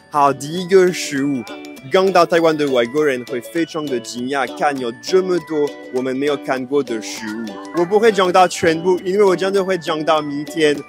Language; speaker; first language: Chinese; non-native, fluent; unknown